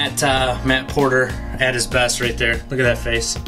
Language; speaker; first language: English; native; English